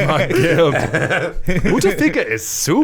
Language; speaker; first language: German; non-native, learner; English